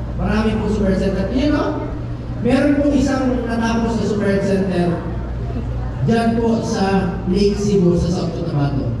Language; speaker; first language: Filipino; non-native, local second language; Cebuano